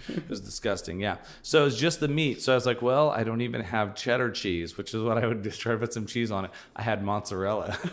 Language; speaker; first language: English; native; English